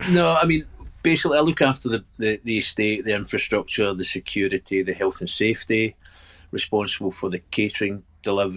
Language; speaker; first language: English; native; English